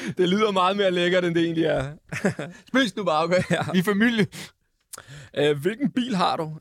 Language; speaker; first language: Danish; native; Danish